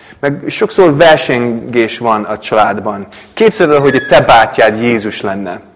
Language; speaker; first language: Hungarian; non-native, fluent; English